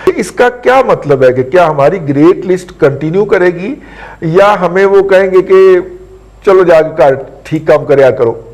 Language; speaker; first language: Urdu; non-native, local second language; Punjabi